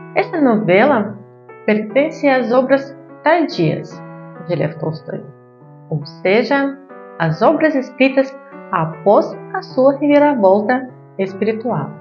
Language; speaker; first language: Portuguese; non-native, fluent; Russian